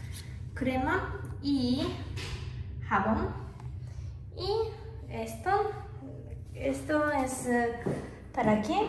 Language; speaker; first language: Spanish; non-native, fluent; Japanese